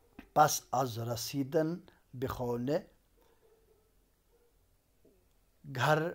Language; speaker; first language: Persian; non-native, local second language; Urdu